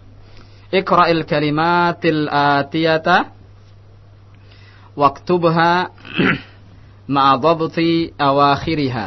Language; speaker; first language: Arabic; non-native, fluent; Indonesian